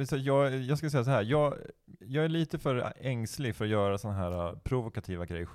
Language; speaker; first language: Swedish; native; Swedish